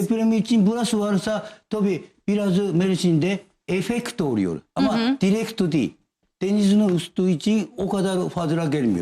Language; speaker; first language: Turkish; non-native, learner; Japanese